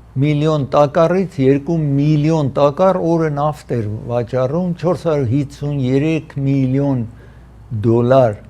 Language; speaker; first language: Armenian; early bilingual, heritage; Armenian